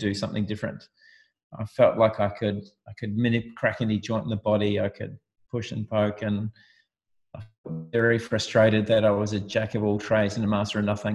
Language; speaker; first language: English; native; English